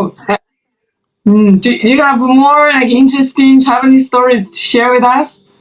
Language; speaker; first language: English; non-native, fluent; Chinese